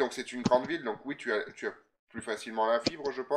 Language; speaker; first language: French; native; French